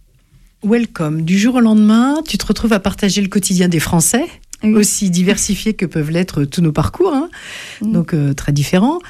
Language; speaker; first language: French; native; French